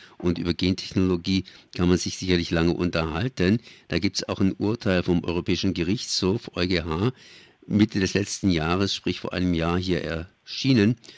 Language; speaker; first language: German; native; German